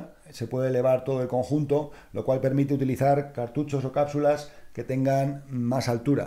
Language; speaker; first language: Spanish; native; Spanish